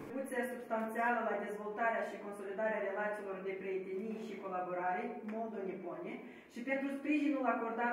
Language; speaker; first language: Romanian; native; Romanian